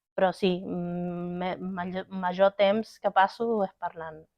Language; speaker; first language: Catalan; non-native, learner; Spanish